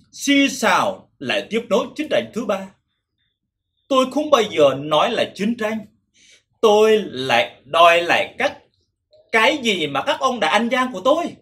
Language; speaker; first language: Vietnamese; non-native, local second language; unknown